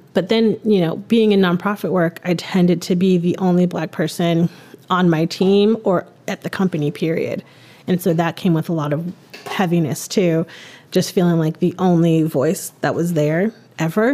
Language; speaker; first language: English; native; English